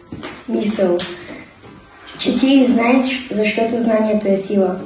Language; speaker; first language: Bulgarian; early bilingual, heritage; Bulgarian